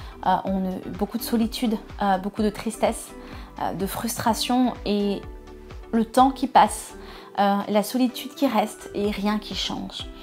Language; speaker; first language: French; native; French